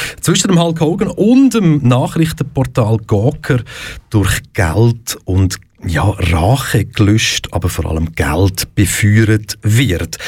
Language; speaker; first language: German; native; German